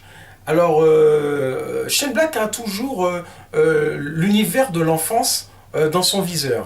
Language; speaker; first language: French; native; French